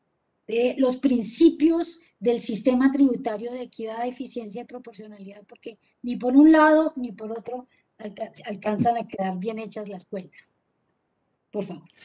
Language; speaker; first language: Spanish; native; Spanish